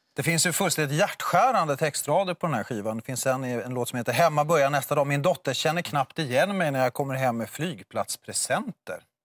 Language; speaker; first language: Swedish; native; Swedish